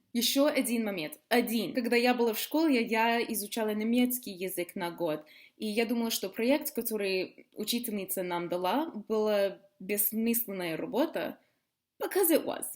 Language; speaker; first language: Russian; non-native, fluent; English